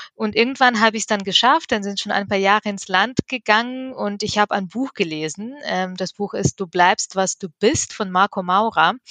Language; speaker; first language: German; early bilingual, other home language; Russian